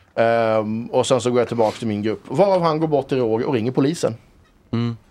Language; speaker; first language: Swedish; native; Swedish